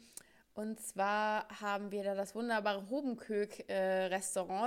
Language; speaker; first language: German; native; German